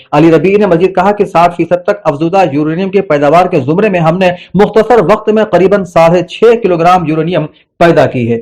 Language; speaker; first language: Urdu; native; Urdu